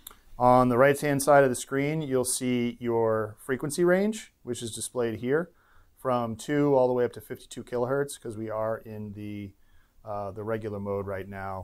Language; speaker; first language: English; native; English